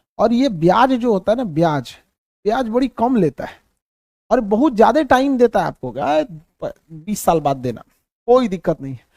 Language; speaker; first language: Hindi; native; Hindi